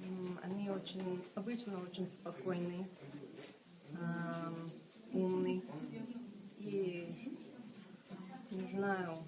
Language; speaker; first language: Russian; non-native, learner; English